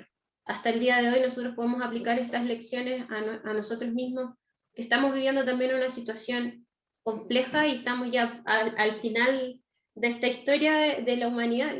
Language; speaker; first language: Spanish; native; Spanish